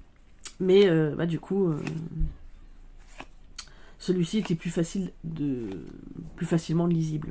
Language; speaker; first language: French; native; French